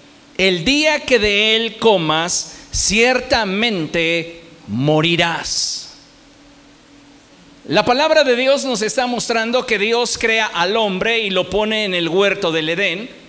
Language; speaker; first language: Spanish; native; Spanish